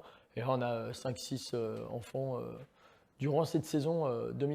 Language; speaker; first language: French; native; French